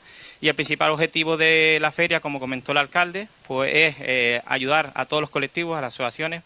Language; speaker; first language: Spanish; native; Spanish